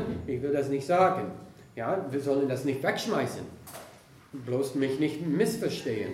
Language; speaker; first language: German; non-native, fluent; English